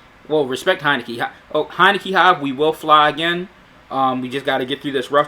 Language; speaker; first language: English; native; English